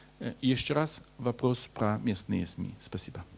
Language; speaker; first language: Russian; non-native, fluent; Polish